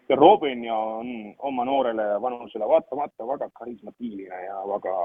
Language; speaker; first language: Estonian; non-native, fluent; Turkish